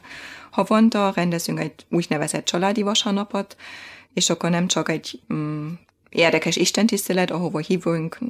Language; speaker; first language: Hungarian; non-native, fluent; German